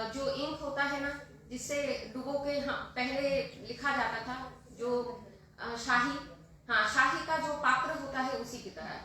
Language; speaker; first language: Hindi; non-native, local second language; Bangla